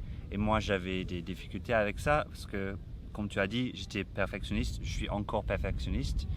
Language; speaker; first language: French; non-native, fluent; English